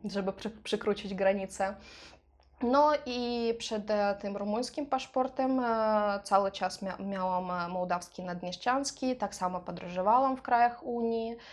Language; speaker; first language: Polish; non-native, learner; Russian